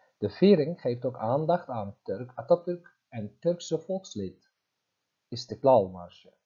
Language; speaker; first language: Dutch; non-native, fluent; Turkish